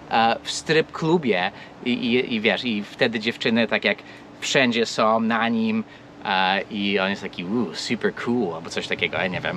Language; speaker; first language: Polish; non-native, fluent; English